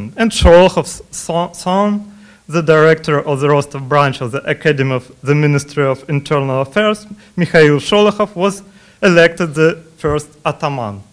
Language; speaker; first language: English; non-native, fluent; Russian